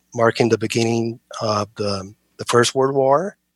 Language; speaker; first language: English; non-native, fluent; Portuguese